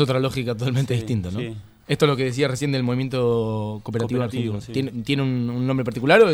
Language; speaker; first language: Spanish; native; Spanish